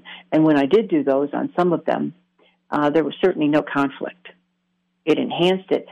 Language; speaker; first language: English; native; English